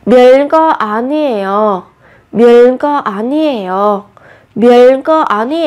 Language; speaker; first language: Korean; non-native, fluent; Vietnamese